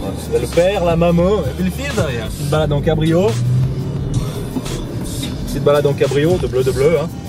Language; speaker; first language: French; native; French